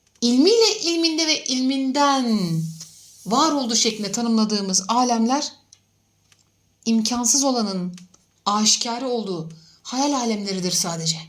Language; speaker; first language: Turkish; native; Turkish